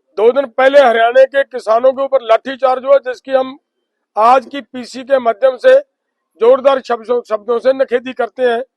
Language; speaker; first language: Hindi; non-native, local second language; Punjabi